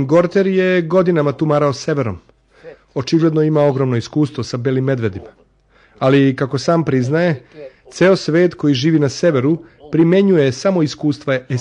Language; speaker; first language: Serbian; native; Serbian